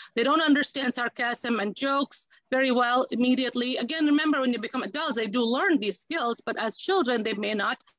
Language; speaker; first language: English; non-native, local second language; Tamil